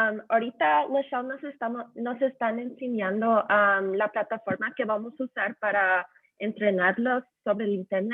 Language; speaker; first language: Spanish; early bilingual, heritage; Spanish